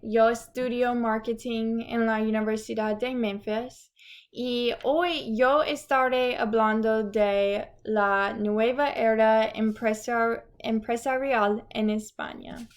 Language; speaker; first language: Spanish; non-native, learner; English